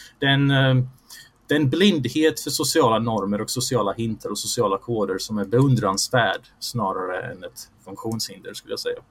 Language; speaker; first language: Swedish; early bilingual, other home language; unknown